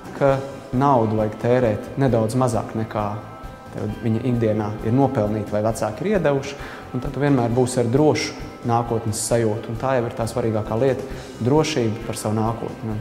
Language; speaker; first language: Latvian; native; Latvian